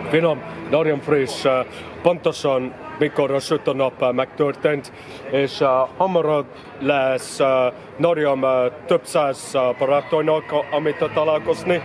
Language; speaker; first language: Hungarian; non-native, learner; English